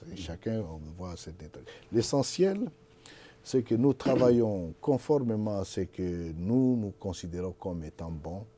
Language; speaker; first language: French; non-native, local second language; Lingala